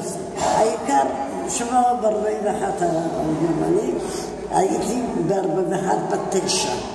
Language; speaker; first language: Hebrew; non-native, fluent; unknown